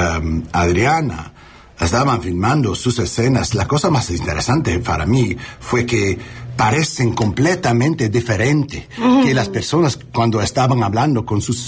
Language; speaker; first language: Spanish; non-native, learner; English